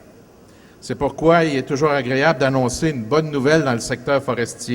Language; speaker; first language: French; native; French